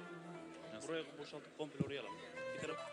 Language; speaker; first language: Turkish; native; Turkish